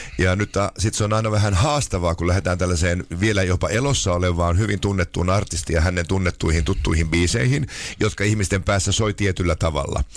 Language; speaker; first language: Finnish; native; Finnish